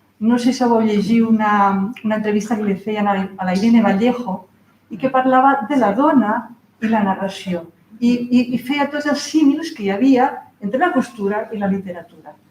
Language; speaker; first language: Catalan; non-native, local second language; Spanish